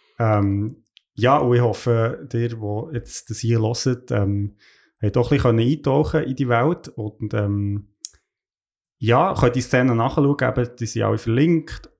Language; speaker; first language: German; native; German